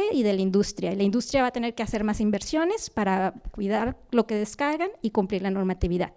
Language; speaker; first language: Spanish; native; Spanish